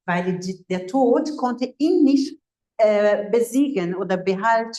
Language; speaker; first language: German; non-native, fluent; Portuguese